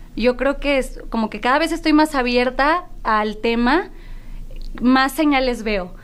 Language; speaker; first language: Spanish; native; Spanish